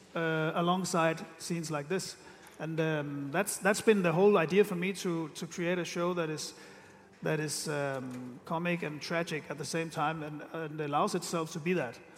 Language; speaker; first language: English; non-native, fluent; Danish